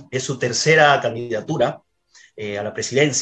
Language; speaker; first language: Spanish; native; Spanish